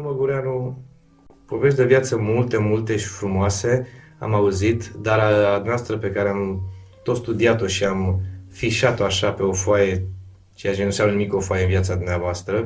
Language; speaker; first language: Romanian; native; Romanian